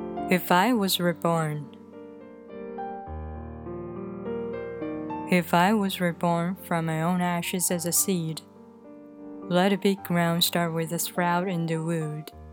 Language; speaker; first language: English; non-native, fluent; Chinese